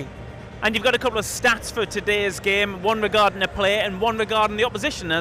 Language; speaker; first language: English; native; English